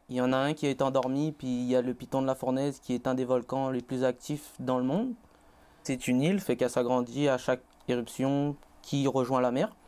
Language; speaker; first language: French; native; French